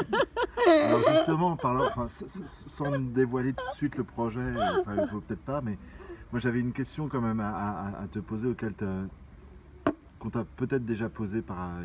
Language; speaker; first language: French; native; French